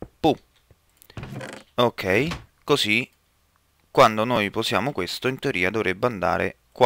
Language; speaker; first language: Italian; native; Italian